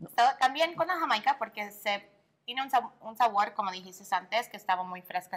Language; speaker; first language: Spanish; early bilingual, heritage; Spanish